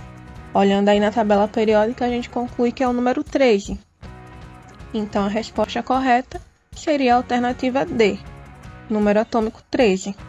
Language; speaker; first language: Portuguese; native; Portuguese